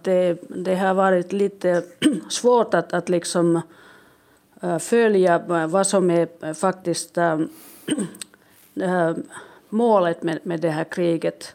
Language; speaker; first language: Swedish; non-native, local second language; Finnish